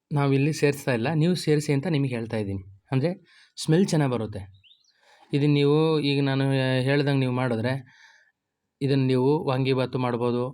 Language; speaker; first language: Kannada; native; Kannada